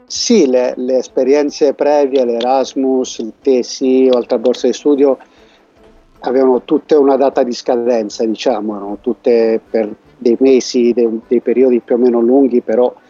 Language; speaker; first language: Italian; native; Italian